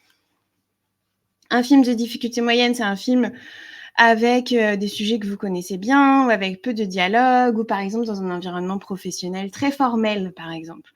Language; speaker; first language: French; native; French